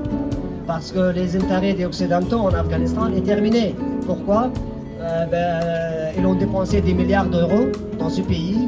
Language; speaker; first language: French; non-native, fluent; Persian